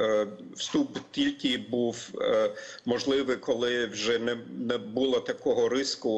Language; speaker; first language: Ukrainian; non-native, fluent; German